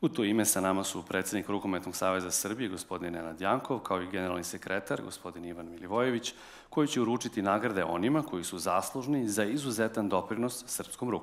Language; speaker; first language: Serbian; native; Serbian